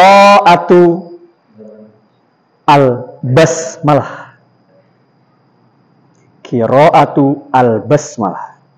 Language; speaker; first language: Arabic; non-native, fluent; Indonesian